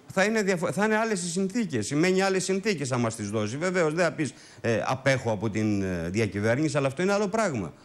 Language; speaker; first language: Greek; native; Greek